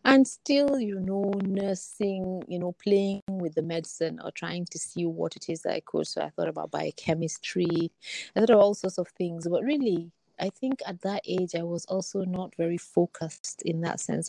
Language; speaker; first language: English; non-native, local second language; Hausa